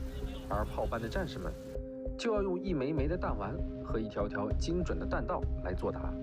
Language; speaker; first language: Chinese; native; Chinese